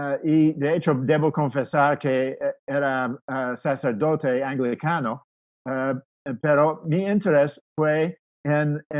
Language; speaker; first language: Spanish; non-native, fluent; English